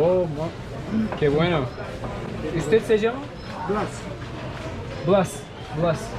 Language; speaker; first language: Spanish; non-native, learner; Turkish